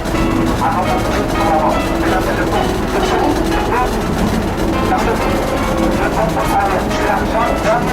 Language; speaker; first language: French; non-native, learner; Vietnamese